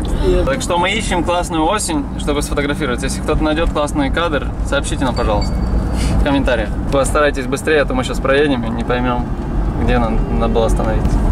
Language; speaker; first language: Russian; native; Russian